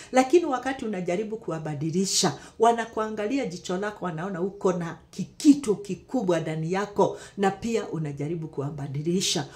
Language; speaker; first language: Swahili; non-native, local second language; Kikuyu